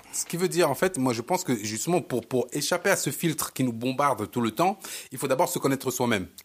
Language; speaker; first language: French; early bilingual, other home language; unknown